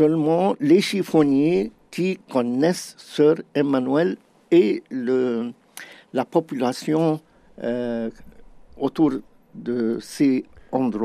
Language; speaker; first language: French; non-native, fluent; Arabic